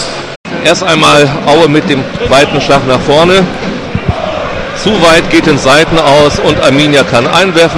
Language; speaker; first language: German; native; German